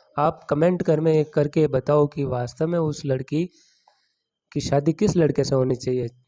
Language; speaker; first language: Hindi; non-native, local second language; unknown